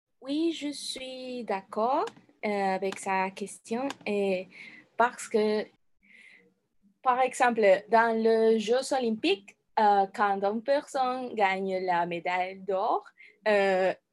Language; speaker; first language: French; non-native, learner; Spanish